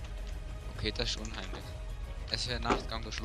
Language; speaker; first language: German; native; German